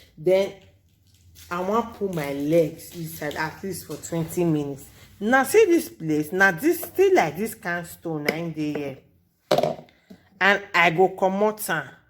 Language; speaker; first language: Nigerian Pidgin; native; Nigerian Pidgin